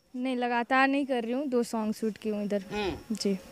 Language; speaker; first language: Hindi; non-native, local second language; Nepali